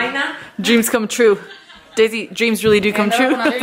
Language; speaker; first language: English; early bilingual, other home language; Spanish